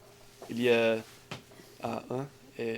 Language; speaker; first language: French; non-native, learner; English